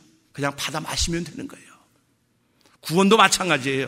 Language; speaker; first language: Korean; native; Korean